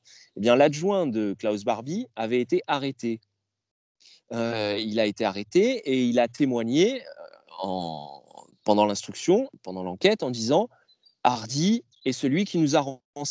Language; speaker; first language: French; native; French